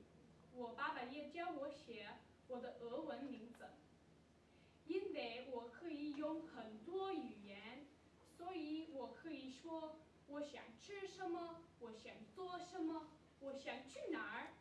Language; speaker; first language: Chinese; non-native, learner; English